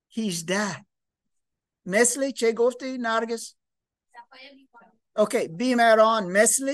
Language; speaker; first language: Persian; non-native, learner; English